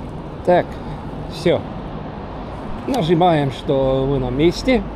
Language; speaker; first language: Russian; non-native, learner; Estonian